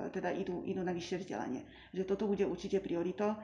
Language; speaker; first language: Slovak; non-native, local second language; Hungarian